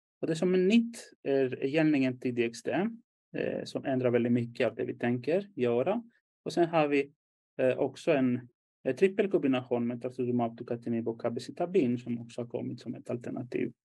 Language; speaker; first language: Swedish; non-native, fluent; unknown